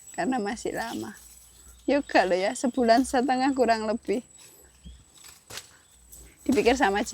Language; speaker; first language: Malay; non-native, local second language; Javanese